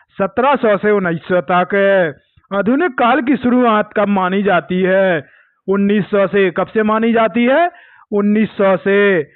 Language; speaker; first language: Hindi; native; Hindi